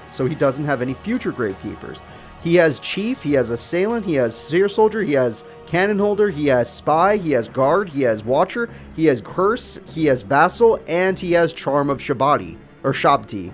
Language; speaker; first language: English; native; English